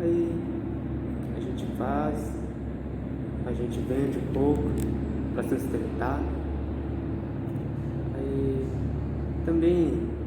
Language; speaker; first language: Portuguese; non-native, local second language; Guarani